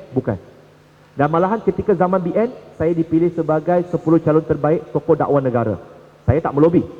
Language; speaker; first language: Malay; non-native, local second language; Chinese